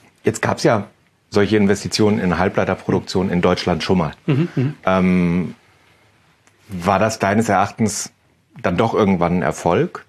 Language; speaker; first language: German; native; German